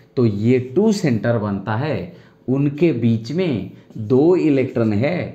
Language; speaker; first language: Hindi; non-native, local second language; Bangla